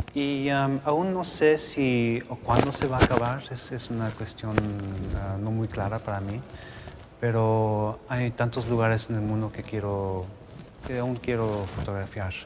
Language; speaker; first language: Spanish; non-native, local second language; English